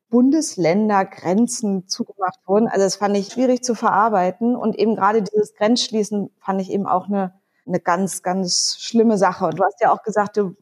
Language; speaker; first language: German; native; German